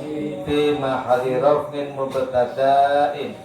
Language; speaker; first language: Arabic; non-native, fluent; Javanese